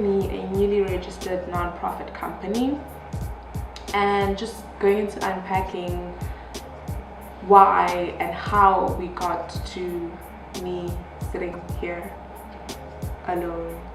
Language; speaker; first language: English; non-native, local second language; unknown